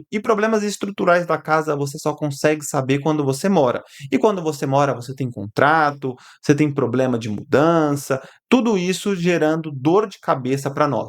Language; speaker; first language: Portuguese; native; Portuguese